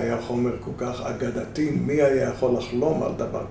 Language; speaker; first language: Hebrew; non-native, fluent; Spanish